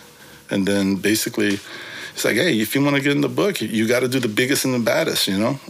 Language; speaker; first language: English; early bilingual, other home language; Korean